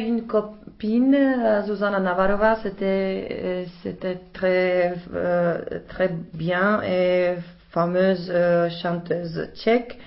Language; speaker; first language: French; non-native, learner; Czech